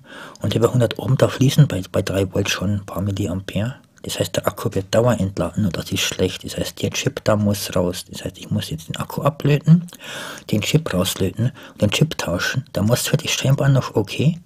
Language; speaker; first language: German; native; German